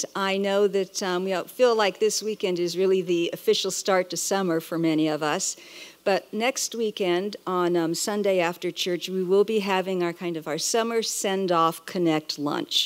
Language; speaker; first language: English; native; English